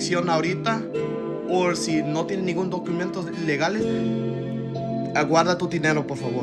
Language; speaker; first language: Spanish; early bilingual, heritage; Spanish